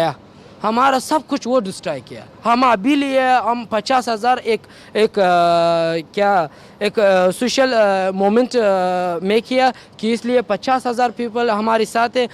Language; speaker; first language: Hindi; non-native, learner; Pashto